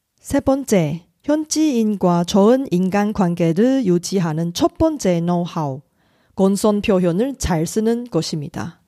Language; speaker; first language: Korean; non-native, fluent; Chinese